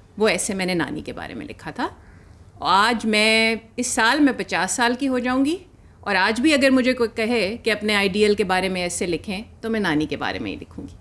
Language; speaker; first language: Urdu; native; Urdu